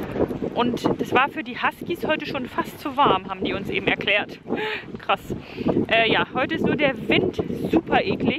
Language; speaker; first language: German; native; German